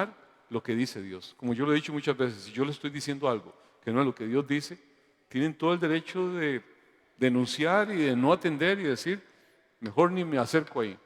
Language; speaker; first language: Spanish; native; Spanish